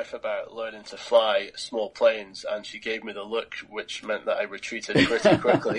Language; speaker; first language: English; native; English